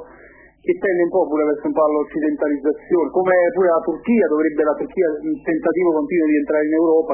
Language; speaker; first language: Italian; native; Italian